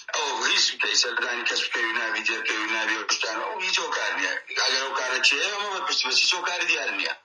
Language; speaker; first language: Central Kurdish; native; Central Kurdish